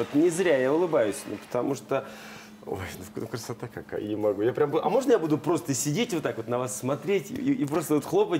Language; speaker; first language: Russian; native; Russian